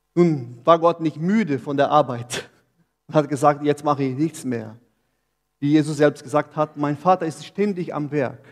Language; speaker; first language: German; non-native, fluent; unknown